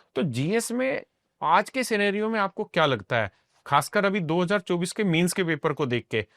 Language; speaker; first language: Hindi; non-native, local second language; Punjabi